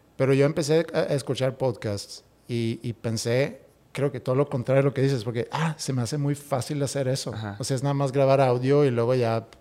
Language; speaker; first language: Spanish; non-native, fluent; Swedish